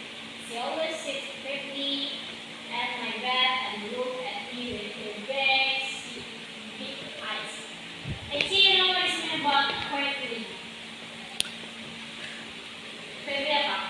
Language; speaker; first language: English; non-native, learner; Indonesian